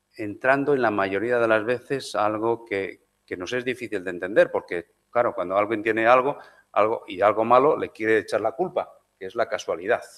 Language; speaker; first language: Spanish; non-native, local second language; Galician